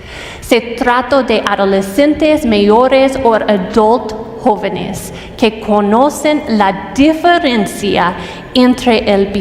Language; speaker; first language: Spanish; non-native, fluent; English